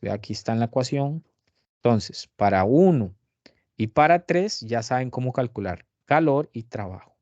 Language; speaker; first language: Spanish; native; Spanish